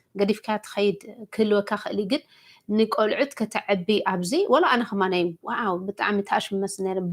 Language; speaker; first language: Tigrinya; early bilingual, heritage; Tigrinya